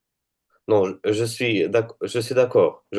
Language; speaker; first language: French; non-native, learner; Russian